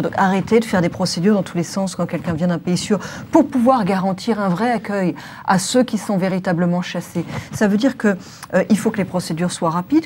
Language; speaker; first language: French; native; French